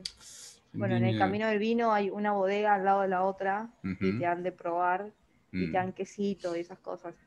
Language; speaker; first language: Spanish; native; Spanish